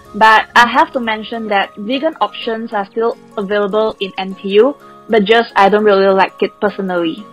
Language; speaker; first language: English; non-native, local second language; Chinese